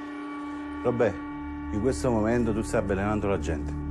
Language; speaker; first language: Italian; native; Italian